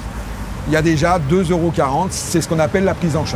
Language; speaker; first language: French; native; French